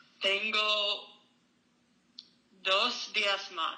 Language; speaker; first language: Spanish; non-native, learner; English